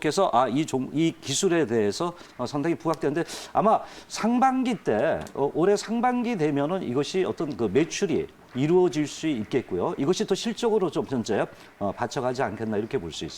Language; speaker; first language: Korean; native; Korean